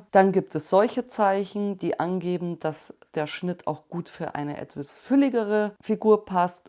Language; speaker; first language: German; native; German